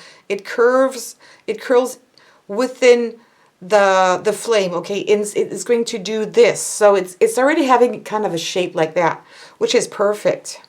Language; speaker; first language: English; non-native, fluent; French